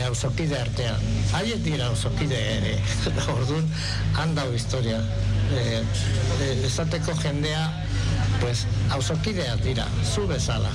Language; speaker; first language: Basque; non-native, local second language; Spanish